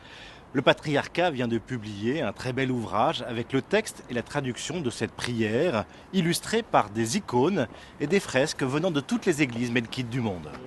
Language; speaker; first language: French; native; French